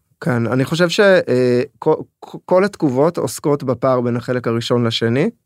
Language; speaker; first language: Hebrew; early bilingual, other home language; French